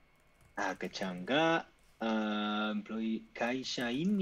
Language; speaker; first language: Japanese; non-native, learner; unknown